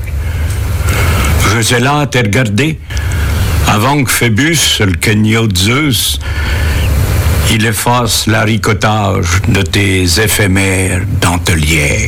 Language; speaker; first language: French; native; French